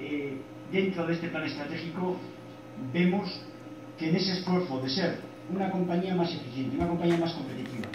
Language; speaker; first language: Spanish; native; Spanish